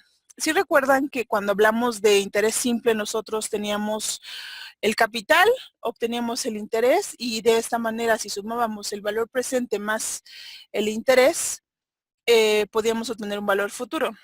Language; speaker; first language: Spanish; native; Spanish